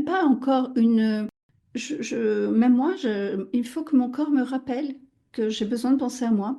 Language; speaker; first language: French; native; French